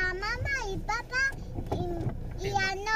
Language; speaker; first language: Spanish; early bilingual, other home language; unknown